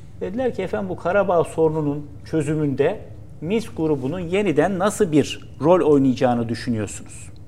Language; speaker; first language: Turkish; native; Turkish